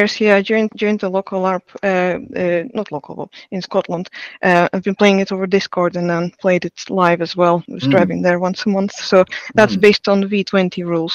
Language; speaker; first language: English; non-native, fluent; Russian